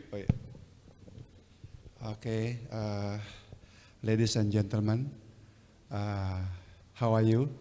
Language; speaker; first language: English; non-native, learner; Indonesian